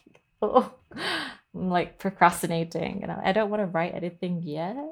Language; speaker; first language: English; native; English